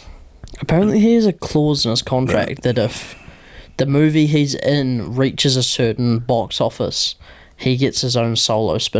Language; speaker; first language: English; native; English